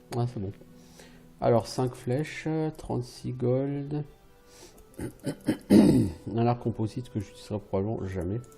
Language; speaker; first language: French; native; French